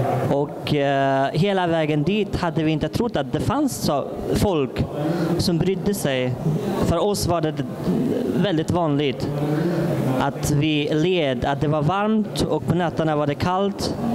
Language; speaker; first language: Swedish; non-native, fluent; Persian